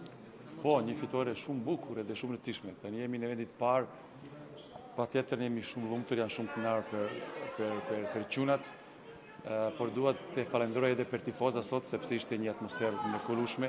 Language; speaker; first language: Albanian; non-native, learner; Serbian